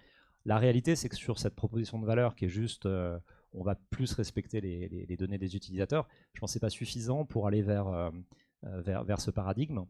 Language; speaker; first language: French; native; French